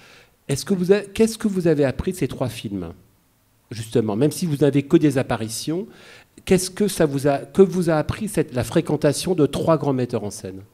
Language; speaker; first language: French; native; French